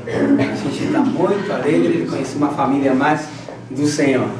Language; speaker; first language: Portuguese; non-native, fluent; Spanish